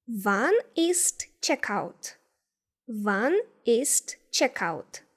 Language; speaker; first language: German; non-native, fluent; Ukrainian